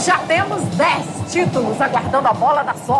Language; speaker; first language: Portuguese; native; Portuguese